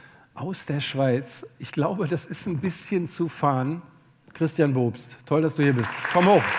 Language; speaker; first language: German; native; German